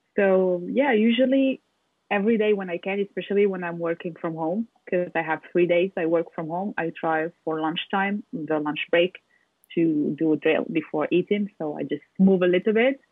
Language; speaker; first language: English; non-native, fluent; Arabic